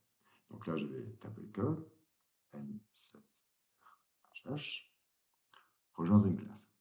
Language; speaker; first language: French; native; French